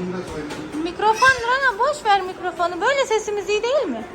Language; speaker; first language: Turkish; non-native, fluent; Urdu